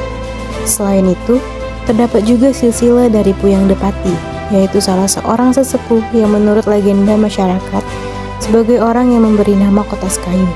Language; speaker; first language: Indonesian; native; Indonesian